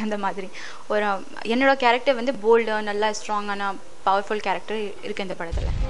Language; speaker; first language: Tamil; non-native, fluent; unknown